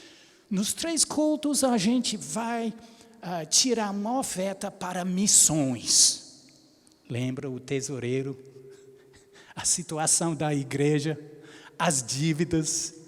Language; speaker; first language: Portuguese; non-native, fluent; English